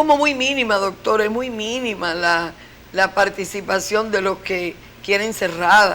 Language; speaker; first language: Spanish; native; Spanish